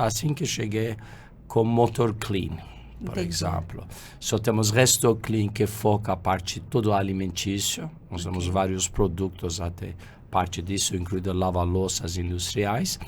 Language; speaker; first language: Portuguese; non-native, fluent; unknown